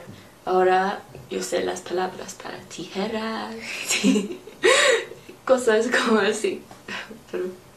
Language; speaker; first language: Spanish; non-native, learner; English